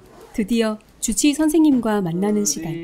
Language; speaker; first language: Korean; native; Korean